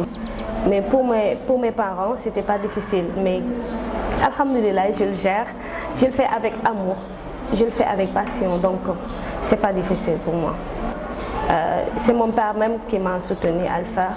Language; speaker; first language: French; non-native, local second language; Wolof